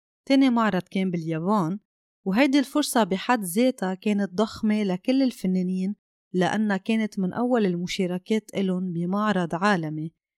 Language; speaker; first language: Arabic; non-native, local second language; Armenian